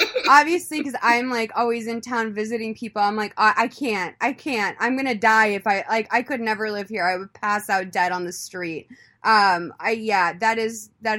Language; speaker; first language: English; native; English